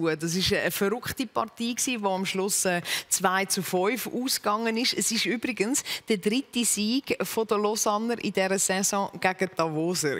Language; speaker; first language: German; native; German